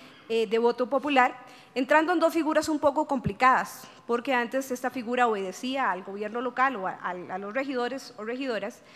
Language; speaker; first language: Spanish; native; Spanish